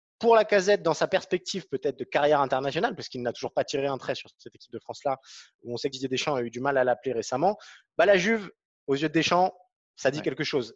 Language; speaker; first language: French; native; French